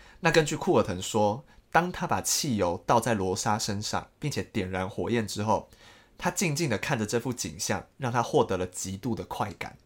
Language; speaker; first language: Chinese; native; Chinese